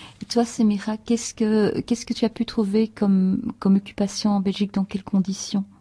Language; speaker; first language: French; native; French